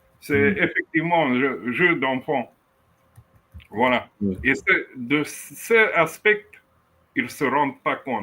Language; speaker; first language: French; non-native, fluent; Romanian